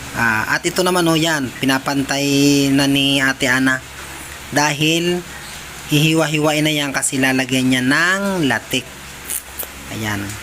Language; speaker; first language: Filipino; native; Filipino